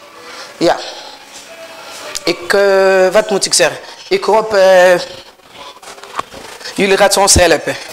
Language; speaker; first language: Dutch; non-native, learner; Lingala